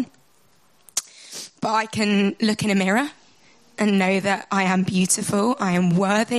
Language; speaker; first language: English; native; English